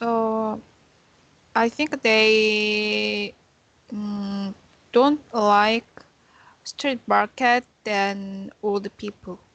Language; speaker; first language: English; non-native, learner; Korean